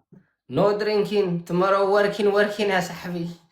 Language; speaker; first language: English; non-native, learner; Tigrinya